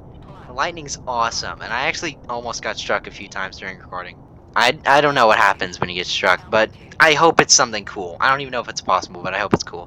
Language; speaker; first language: English; native; English